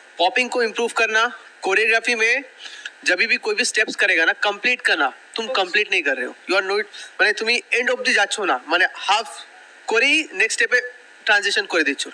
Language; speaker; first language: Hindi; non-native, local second language; Bangla